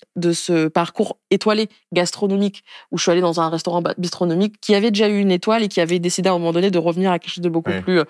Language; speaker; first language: French; native; French